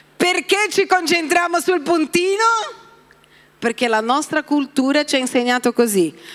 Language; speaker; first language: Italian; non-native, fluent; Portuguese